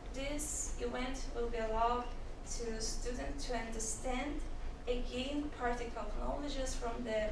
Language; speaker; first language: English; non-native, learner; Ukrainian